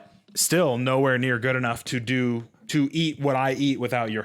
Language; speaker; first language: English; native; English